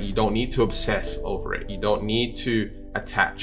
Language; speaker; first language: English; native; English